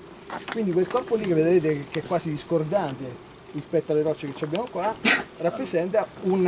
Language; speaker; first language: Italian; native; Italian